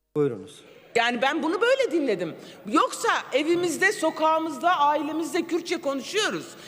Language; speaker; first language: Turkish; non-native, local second language; Kurdish